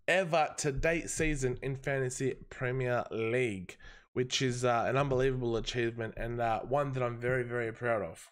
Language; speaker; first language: English; native; English